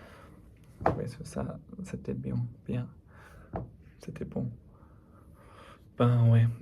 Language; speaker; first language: French; non-native, learner; English